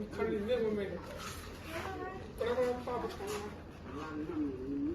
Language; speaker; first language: Chinese; non-native, fluent; Lao